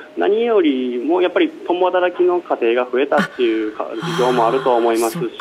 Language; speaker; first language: Japanese; native; Japanese